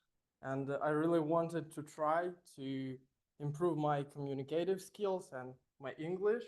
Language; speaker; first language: English; non-native, fluent; Russian